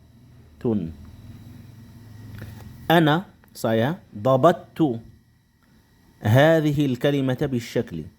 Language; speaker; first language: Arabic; non-native, fluent; Indonesian